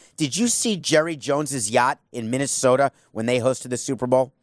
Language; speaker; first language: English; native; English